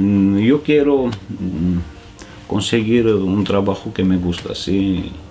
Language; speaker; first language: Spanish; non-native, learner; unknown